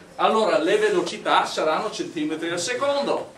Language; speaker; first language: Italian; non-native, fluent; English